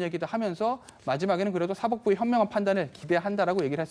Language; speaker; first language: Korean; native; Korean